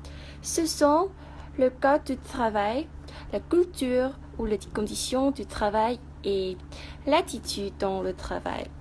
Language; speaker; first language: French; non-native, fluent; Vietnamese